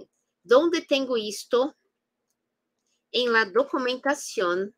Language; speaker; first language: Spanish; non-native, fluent; Portuguese